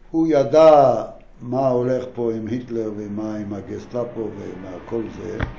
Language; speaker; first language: Hebrew; non-native, fluent; Yiddish